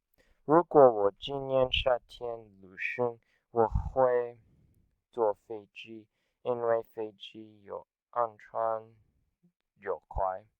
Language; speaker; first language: Chinese; non-native, learner; English